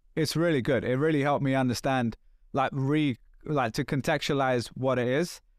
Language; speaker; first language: English; native; English